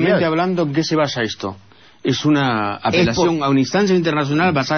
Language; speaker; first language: Spanish; native; Spanish